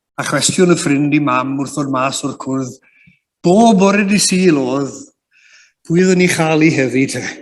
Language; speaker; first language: Welsh; native; Welsh